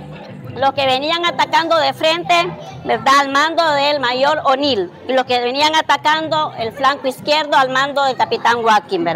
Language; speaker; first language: Spanish; native; Spanish